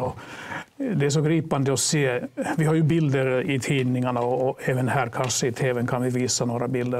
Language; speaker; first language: Swedish; non-native, fluent; Finnish